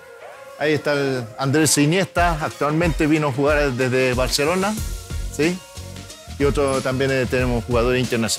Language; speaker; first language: Spanish; early bilingual, heritage; Spanish